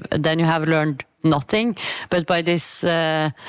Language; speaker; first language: English; non-native, fluent; Norwegian